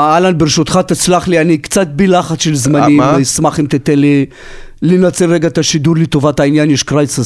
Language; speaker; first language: Hebrew; native; Hebrew